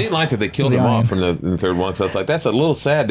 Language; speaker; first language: English; native; English